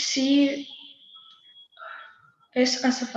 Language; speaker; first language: Spanish; non-native, learner; Russian